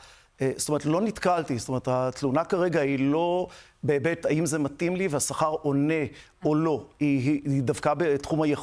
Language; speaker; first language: Hebrew; native; Hebrew